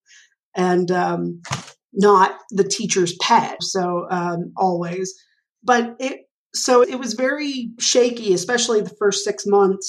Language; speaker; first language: English; native; English